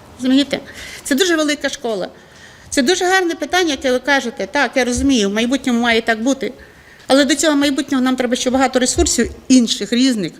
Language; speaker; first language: Ukrainian; native; Ukrainian